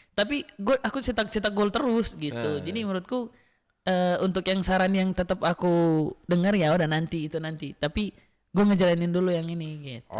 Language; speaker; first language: Indonesian; non-native, local second language; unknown